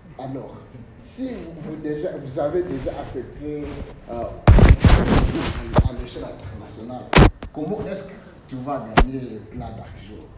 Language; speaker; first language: French; non-native, fluent; Swahili